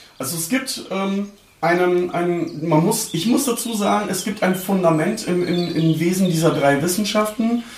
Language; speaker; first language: German; early bilingual, other home language; Turkish